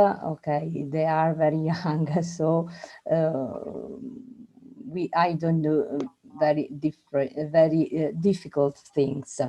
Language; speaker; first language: English; non-native, learner; Italian